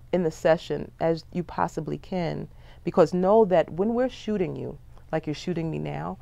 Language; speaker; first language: English; native; English